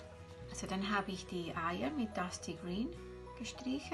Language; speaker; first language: German; non-native, fluent; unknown